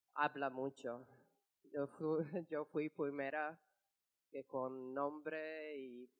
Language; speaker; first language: Spanish; non-native, fluent; Serbian